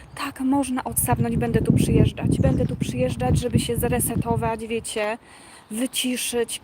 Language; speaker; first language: Polish; native; Polish